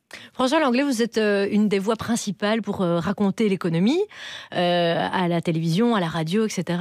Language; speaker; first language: French; native; French